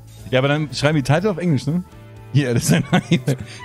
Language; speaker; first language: German; native; German